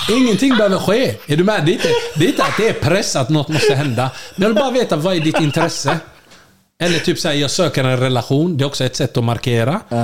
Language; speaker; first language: Swedish; early bilingual, other home language; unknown